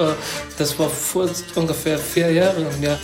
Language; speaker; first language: German; non-native, learner; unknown